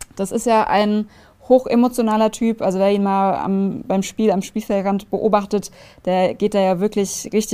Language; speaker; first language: German; native; German